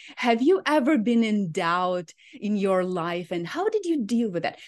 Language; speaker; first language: English; non-native, fluent; Ukrainian